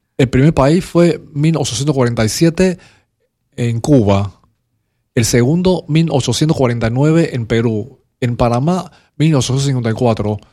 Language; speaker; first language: Spanish; early bilingual, other home language; Cantonese